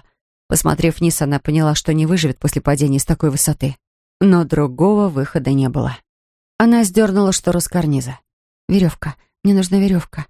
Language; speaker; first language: Russian; native; Russian